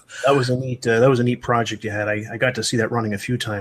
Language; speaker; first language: English; native; English